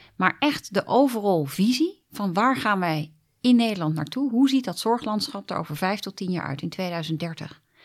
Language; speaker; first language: Dutch; native; Dutch